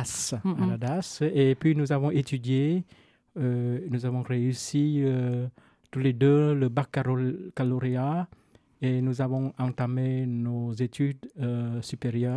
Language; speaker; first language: French; non-native, fluent; Vietnamese